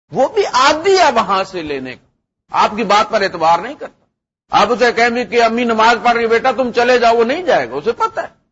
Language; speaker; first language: Urdu; non-native, local second language; Punjabi